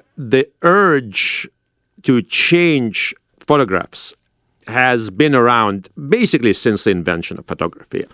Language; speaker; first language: English; non-native, fluent; Russian